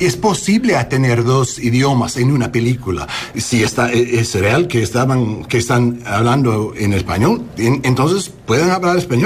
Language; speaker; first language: Spanish; non-native, learner; English